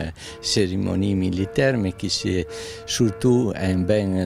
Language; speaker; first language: French; non-native, local second language; Italian